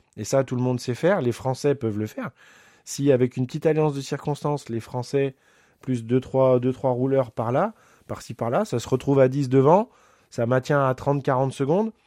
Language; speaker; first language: French; native; French